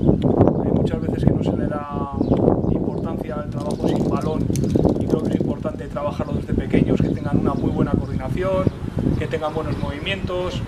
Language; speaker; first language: Spanish; native; Spanish